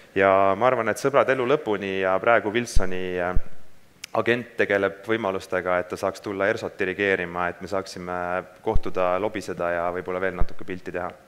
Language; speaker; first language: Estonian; native; Estonian